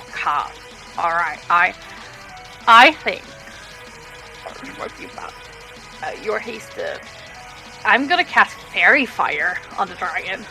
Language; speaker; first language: English; non-native, fluent; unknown